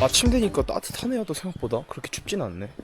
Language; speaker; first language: Korean; native; Korean